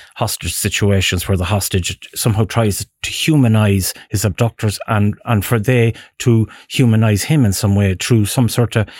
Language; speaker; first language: English; native; English